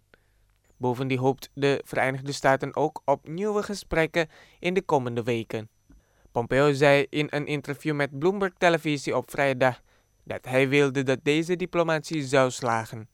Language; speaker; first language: Dutch; non-native, fluent; Indonesian